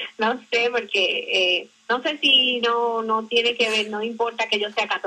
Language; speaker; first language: Spanish; native; Spanish